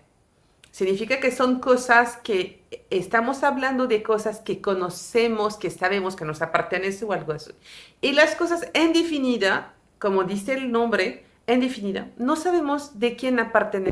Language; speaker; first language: Spanish; non-native, fluent; French